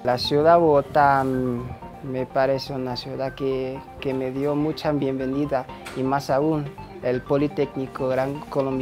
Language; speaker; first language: Spanish; non-native, fluent; Chinese